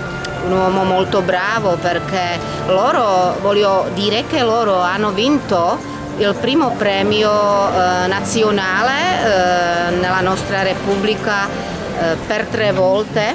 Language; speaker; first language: Italian; non-native, fluent; Czech